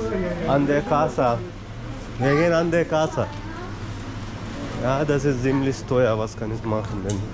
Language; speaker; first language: German; non-native, learner; Hindi